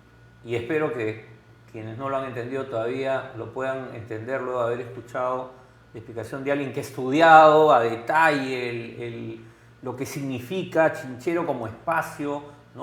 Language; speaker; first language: Spanish; native; Spanish